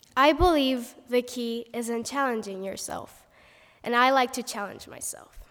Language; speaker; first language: English; non-native, fluent; Spanish